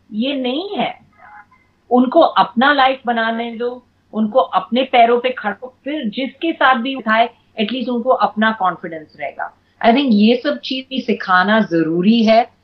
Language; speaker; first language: Hindi; non-native, local second language; English